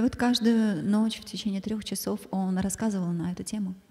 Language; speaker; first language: Russian; native; Russian